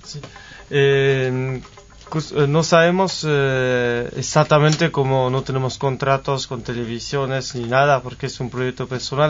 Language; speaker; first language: Spanish; non-native, fluent; French